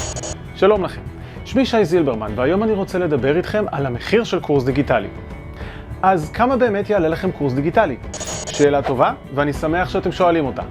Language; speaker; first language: Hebrew; native; Hebrew